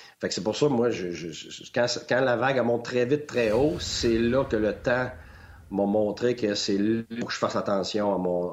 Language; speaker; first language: French; native; French